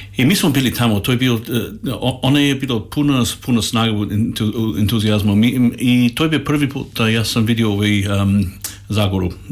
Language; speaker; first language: Croatian; non-native, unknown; English